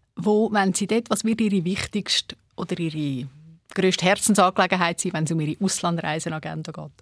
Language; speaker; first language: German; native; German